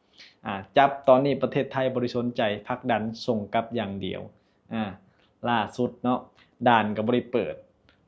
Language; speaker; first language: Thai; non-native, local second language; Lao